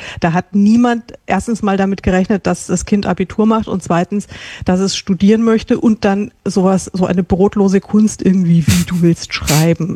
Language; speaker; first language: German; native; German